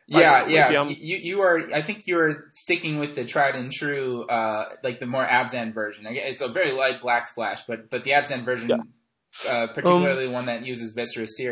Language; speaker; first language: English; native; English